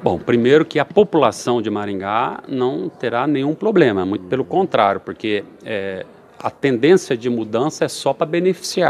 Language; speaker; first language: Portuguese; native; Portuguese